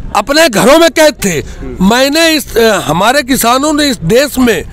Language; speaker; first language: Hindi; native; Hindi